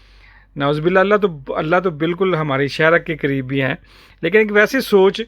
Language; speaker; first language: Urdu; native; Urdu